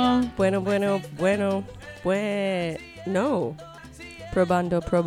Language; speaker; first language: Spanish; non-native, learner; English